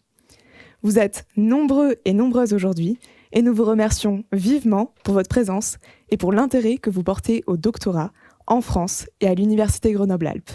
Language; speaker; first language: French; native; French